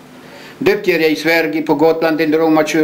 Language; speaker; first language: Swedish; early bilingual, heritage; Swedish